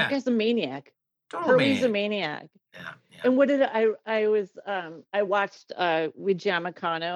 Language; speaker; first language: English; native; English